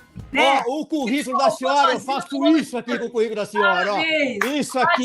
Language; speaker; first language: Portuguese; native; Portuguese